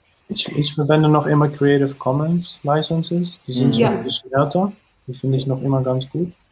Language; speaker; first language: German; non-native, fluent; Dutch